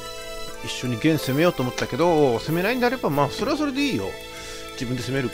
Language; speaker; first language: Japanese; native; Japanese